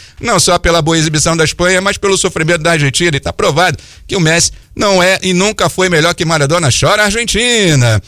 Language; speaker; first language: Portuguese; native; Portuguese